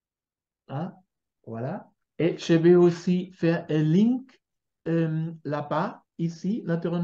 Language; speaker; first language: French; non-native, fluent; German